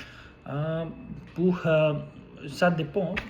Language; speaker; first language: French; non-native, learner; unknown